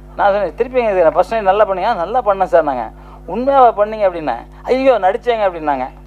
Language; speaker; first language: Tamil; native; Tamil